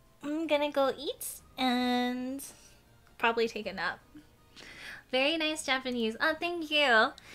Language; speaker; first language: English; native; English